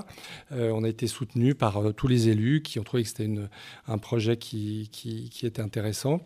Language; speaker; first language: French; native; French